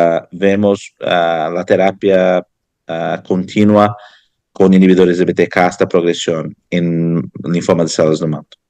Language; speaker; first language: Spanish; non-native, fluent; Portuguese